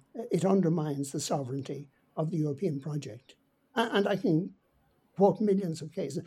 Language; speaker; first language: English; native; English